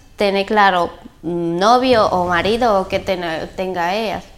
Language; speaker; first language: Spanish; non-native, learner; Bulgarian